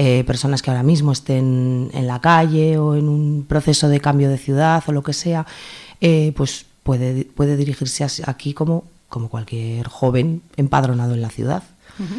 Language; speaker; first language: Spanish; native; Spanish